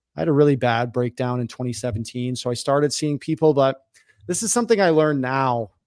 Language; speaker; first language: English; native; English